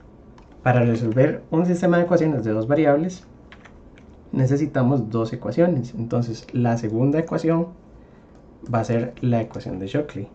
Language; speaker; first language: Spanish; native; Spanish